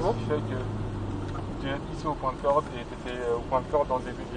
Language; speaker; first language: French; native; French